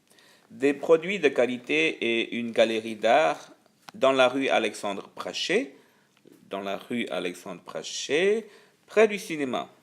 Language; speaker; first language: French; non-native, fluent; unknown